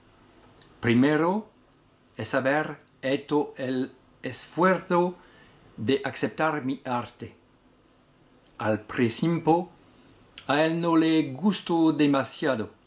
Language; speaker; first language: Spanish; non-native, learner; French